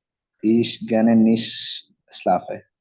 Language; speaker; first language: German; non-native, learner; Malayalam